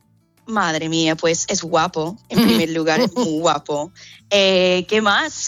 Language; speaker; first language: Spanish; non-native, fluent; English